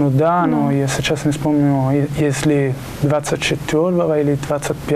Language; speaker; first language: Russian; non-native, learner; Italian